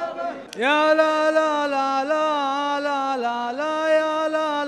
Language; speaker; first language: Arabic; native; Arabic